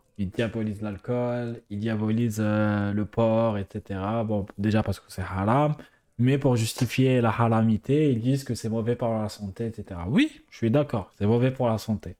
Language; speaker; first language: French; non-native, local second language; Arabic